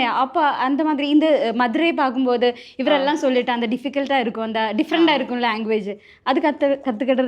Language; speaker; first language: Tamil; non-native, learner; Malayalam